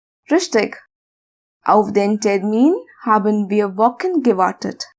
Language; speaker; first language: German; non-native, fluent; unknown